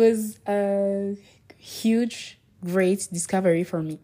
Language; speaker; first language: English; non-native, fluent; French